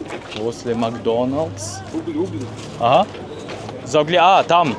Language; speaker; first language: Russian; non-native, learner; German